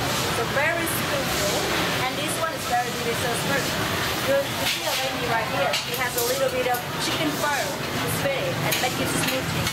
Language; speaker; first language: English; non-native, learner; Vietnamese